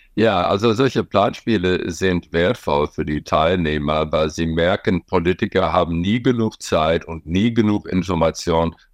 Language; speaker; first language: German; non-native, fluent; English